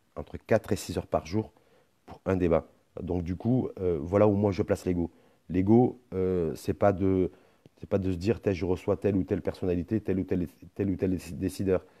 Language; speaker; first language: French; non-native, local second language; Arabic